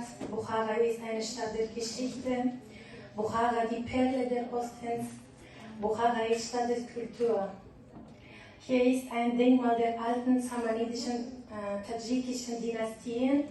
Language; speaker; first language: German; non-native, learner; Tajik